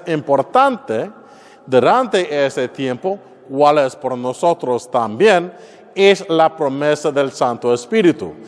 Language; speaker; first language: Spanish; non-native, fluent; English